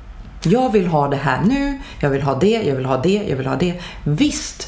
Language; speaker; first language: Swedish; early bilingual, other home language; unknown